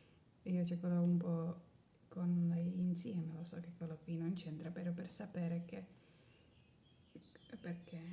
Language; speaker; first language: Italian; non-native, learner; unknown